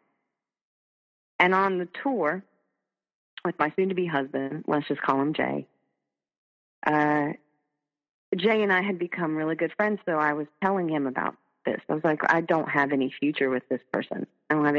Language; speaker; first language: English; native; English